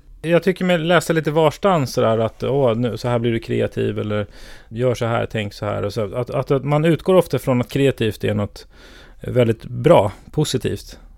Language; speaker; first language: Swedish; native; Swedish